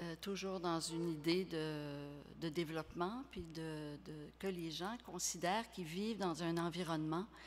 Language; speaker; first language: French; native; French